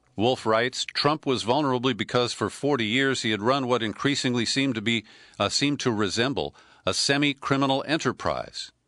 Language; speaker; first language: English; native; English